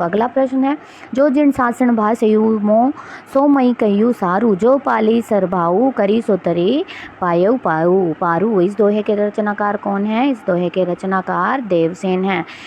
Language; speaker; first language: Hindi; native; Hindi